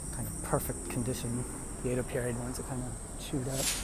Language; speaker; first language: English; native; English